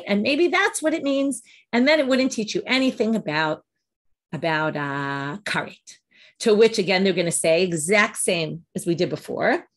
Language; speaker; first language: English; native; English